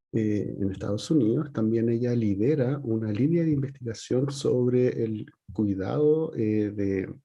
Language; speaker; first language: Spanish; native; Spanish